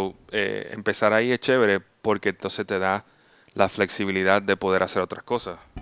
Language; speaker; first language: Spanish; native; Spanish